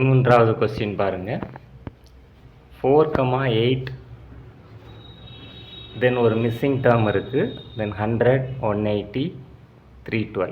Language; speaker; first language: Tamil; native; Tamil